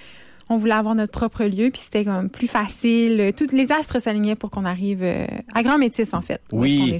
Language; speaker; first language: French; native; French